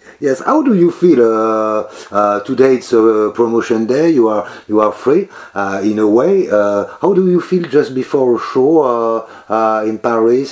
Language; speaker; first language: English; non-native, learner; French